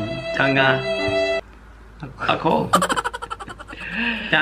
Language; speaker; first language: Filipino; non-native, learner; English